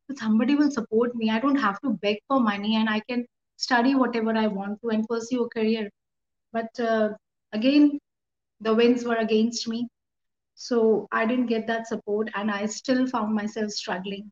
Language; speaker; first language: English; non-native, local second language; Hindi